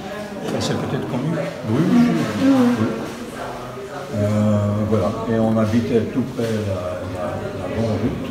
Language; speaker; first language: French; non-native, local second language; Dutch